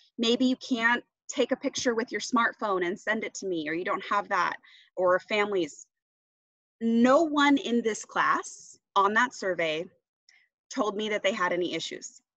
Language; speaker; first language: English; native; English